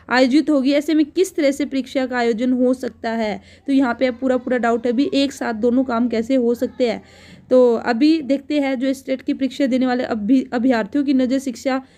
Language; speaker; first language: Hindi; native; Hindi